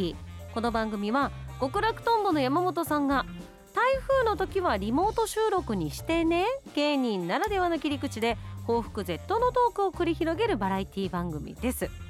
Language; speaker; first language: Japanese; native; Japanese